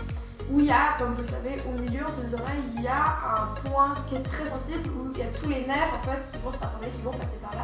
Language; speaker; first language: French; native; French